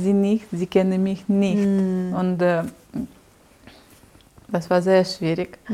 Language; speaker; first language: German; non-native, learner; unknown